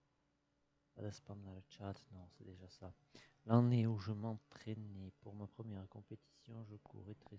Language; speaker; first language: French; non-native, learner; English